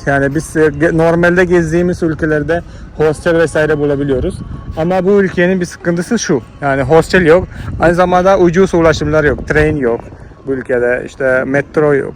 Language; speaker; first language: Turkish; non-native, fluent; Malayalam